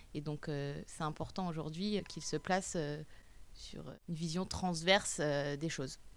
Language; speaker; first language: French; native; French